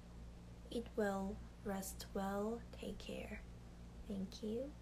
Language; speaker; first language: English; non-native, learner; Korean